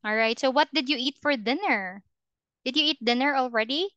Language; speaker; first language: English; non-native, fluent; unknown